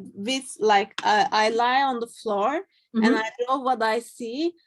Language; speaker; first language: English; non-native, fluent; Turkish